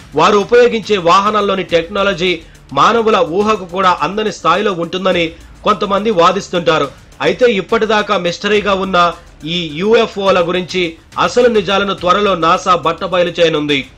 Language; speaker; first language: Telugu; native; Telugu